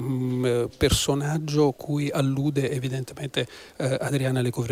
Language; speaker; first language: Italian; native; Italian